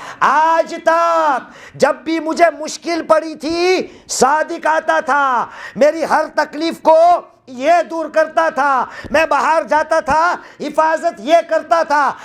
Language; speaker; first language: Urdu; non-native, local second language; Gujarati